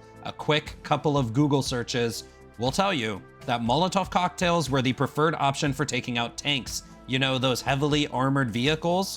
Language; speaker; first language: English; native; English